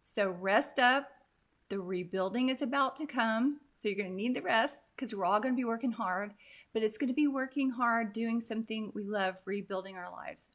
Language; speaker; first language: English; native; English